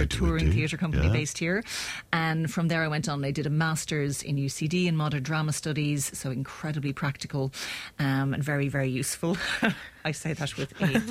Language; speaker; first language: English; native; English